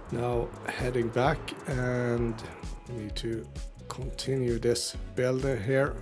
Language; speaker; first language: English; native; English